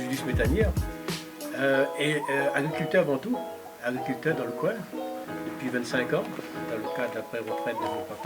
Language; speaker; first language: French; native; French